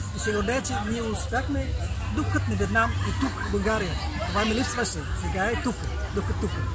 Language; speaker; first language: Bulgarian; non-native, fluent; Vietnamese